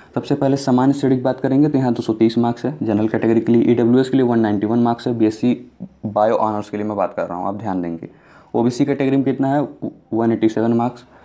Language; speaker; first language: Hindi; native; Hindi